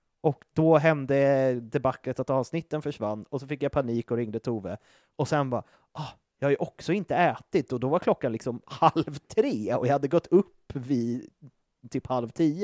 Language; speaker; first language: Swedish; native; Swedish